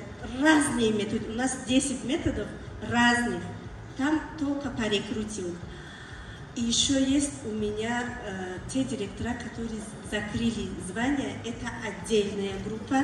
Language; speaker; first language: Russian; non-native, learner; Tajik